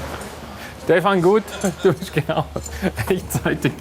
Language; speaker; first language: German; native; German